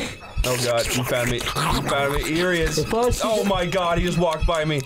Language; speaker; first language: English; native; English